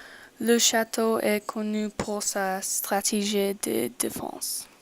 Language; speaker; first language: French; non-native, learner; English